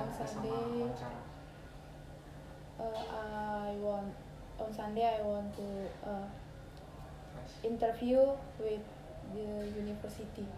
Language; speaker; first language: English; non-native, learner; Indonesian